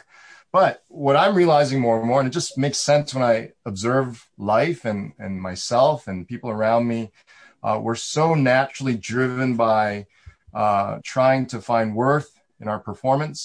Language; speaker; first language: English; native; English